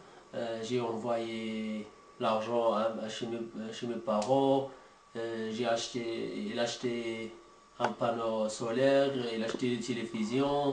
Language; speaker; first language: French; non-native, learner; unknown